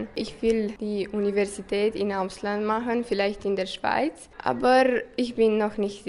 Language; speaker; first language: German; non-native, fluent; Romanian